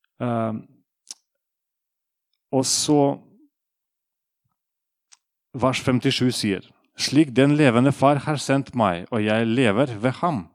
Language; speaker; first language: Norwegian; non-native, fluent; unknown